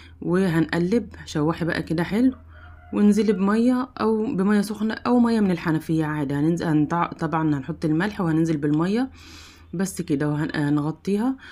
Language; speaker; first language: Arabic; native; Arabic